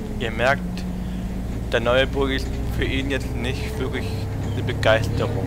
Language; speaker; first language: German; native; German